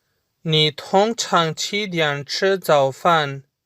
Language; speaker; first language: Chinese; non-native, fluent; Urdu